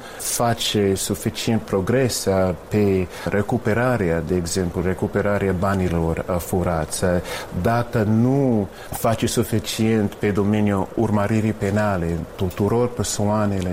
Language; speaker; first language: Romanian; non-native, fluent; English